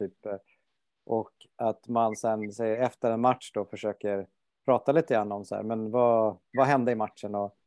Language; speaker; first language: Swedish; native; Swedish